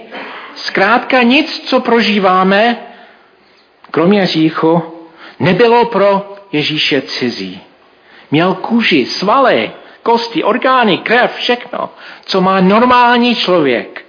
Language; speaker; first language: Czech; non-native, fluent; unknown